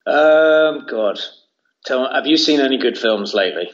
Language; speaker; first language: English; native; English